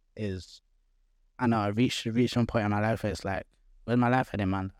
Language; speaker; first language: English; early bilingual, other home language; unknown